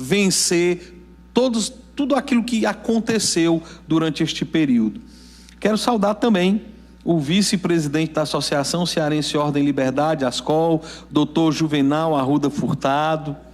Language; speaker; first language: Portuguese; native; Portuguese